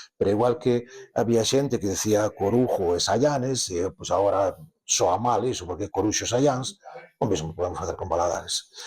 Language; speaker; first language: Galician; native; Galician